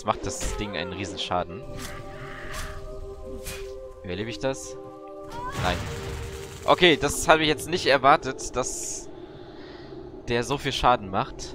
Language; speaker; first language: German; native; German